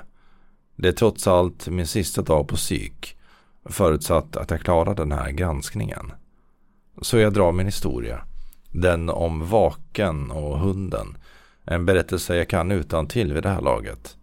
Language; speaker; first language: Swedish; native; Swedish